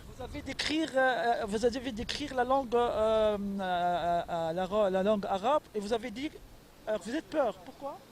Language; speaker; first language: French; non-native, local second language; Arabic